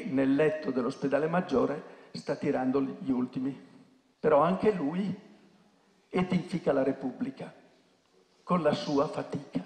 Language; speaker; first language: Italian; native; Italian